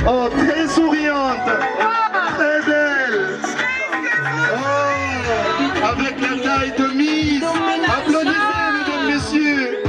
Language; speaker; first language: French; non-native, local second language; Rundi